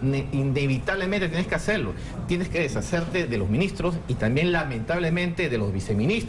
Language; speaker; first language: Spanish; native; Spanish